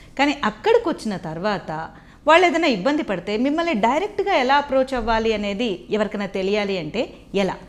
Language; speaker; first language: Telugu; native; Telugu